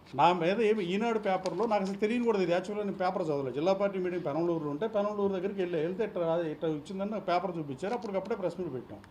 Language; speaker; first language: Telugu; native; Telugu